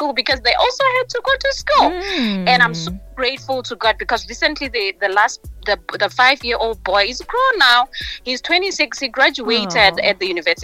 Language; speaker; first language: English; non-native, local second language; North Ndebele